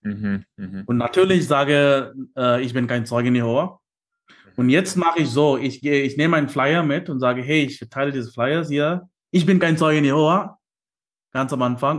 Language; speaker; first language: German; non-native, fluent; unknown